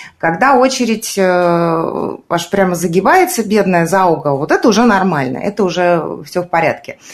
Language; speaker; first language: Russian; native; Russian